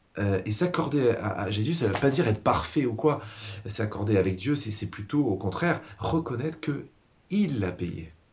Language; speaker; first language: French; native; French